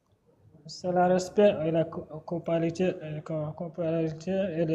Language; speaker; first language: French; non-native, learner; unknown